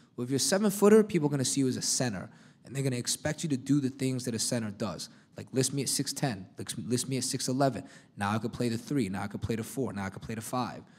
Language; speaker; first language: English; native; English